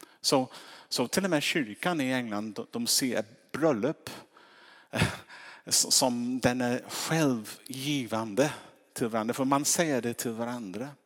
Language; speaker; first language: Swedish; non-native, fluent; English